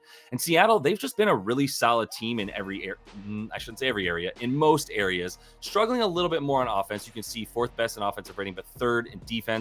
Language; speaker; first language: English; native; English